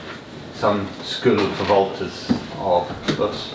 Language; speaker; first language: Norwegian; non-native, learner; English